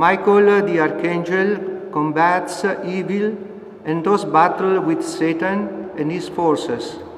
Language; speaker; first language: English; non-native, fluent; Italian